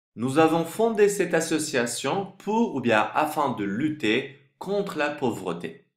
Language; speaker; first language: French; non-native, fluent; Turkish